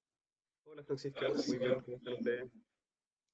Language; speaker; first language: Spanish; native; Spanish